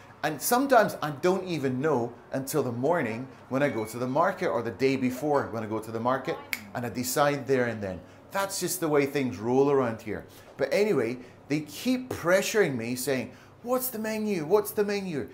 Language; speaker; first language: English; native; English